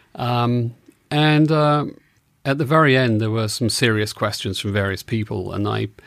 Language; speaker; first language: English; native; English